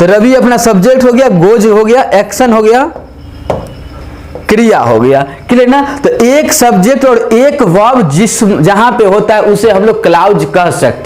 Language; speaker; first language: Hindi; native; Hindi